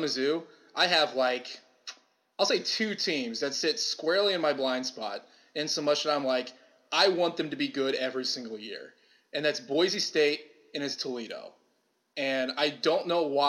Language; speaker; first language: English; native; English